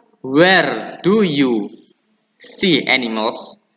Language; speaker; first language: English; non-native, learner; Indonesian